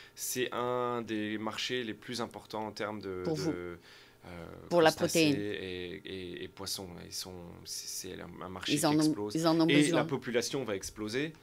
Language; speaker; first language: French; native; French